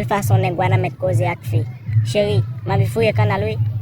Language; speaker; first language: Haitian Creole; native; Haitian Creole